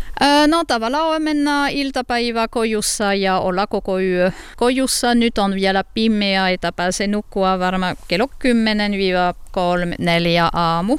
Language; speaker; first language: Finnish; non-native, learner; French